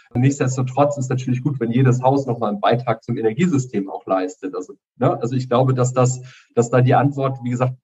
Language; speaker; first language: German; native; German